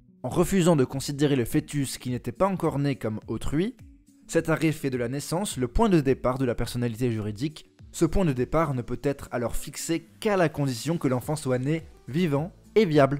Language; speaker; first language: French; native; French